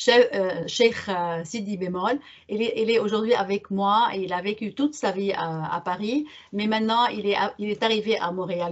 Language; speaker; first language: French; non-native, local second language; Arabic